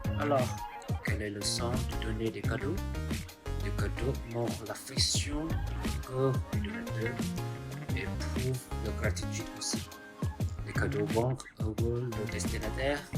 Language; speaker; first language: French; non-native, learner; Vietnamese